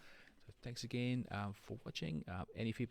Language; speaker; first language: English; native; English